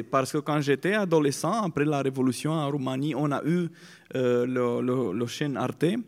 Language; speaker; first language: French; non-native, fluent; Romanian